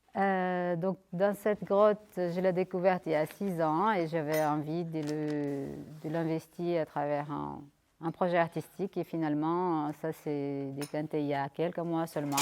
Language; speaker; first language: French; non-native, fluent; Portuguese